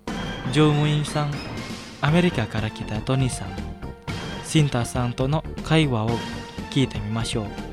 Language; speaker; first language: Japanese; non-native, fluent; Indonesian